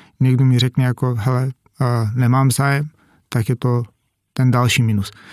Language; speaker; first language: Czech; non-native, fluent; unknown